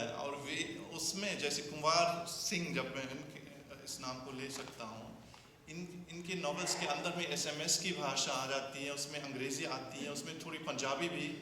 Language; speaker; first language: Hindi; non-native, fluent; German